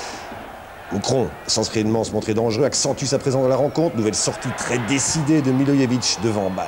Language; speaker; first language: French; native; French